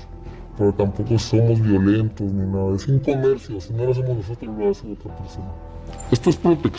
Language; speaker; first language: Spanish; native; Spanish